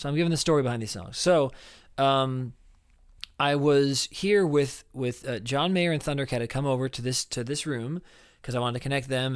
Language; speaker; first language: English; native; English